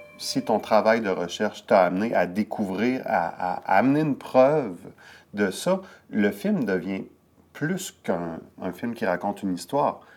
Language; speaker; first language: French; native; French